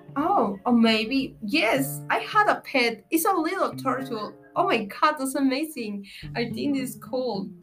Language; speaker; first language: English; non-native, learner; Spanish